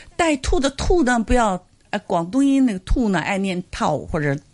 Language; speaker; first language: Chinese; non-native, local second language; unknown